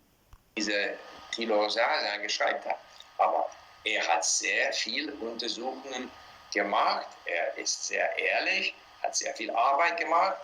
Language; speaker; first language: German; non-native, fluent; English